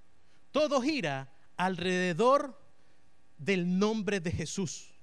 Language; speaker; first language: Spanish; native; Spanish